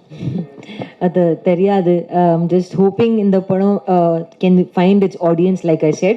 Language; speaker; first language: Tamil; non-native, learner; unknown